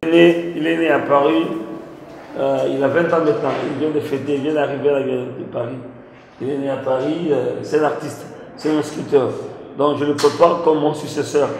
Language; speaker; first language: French; non-native, local second language; Lingala